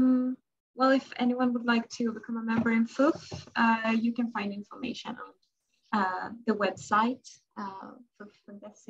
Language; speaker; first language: English; non-native, fluent; Swedish